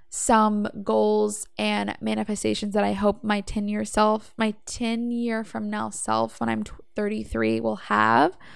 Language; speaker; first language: English; native; English